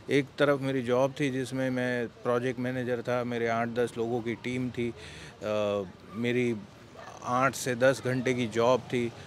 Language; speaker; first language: Hindi; non-native, local second language; Gujarati